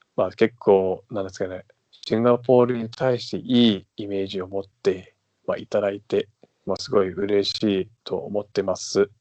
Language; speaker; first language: Japanese; non-native, fluent; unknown